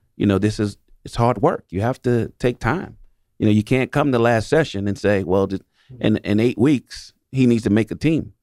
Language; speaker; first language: English; native; English